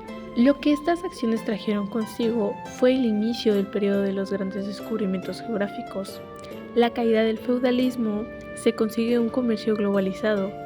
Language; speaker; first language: Spanish; native; Spanish